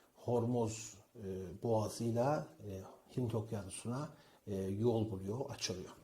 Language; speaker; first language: Turkish; non-native, fluent; Persian